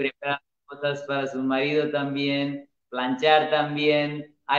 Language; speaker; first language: Spanish; non-native, learner; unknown